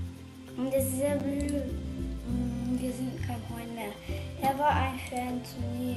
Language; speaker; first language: German; non-native, learner; Portuguese